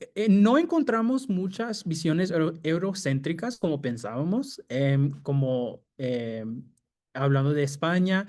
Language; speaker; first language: Spanish; non-native, fluent; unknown